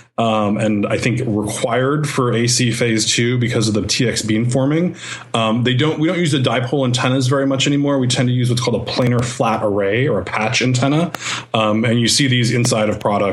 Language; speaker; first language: English; native; English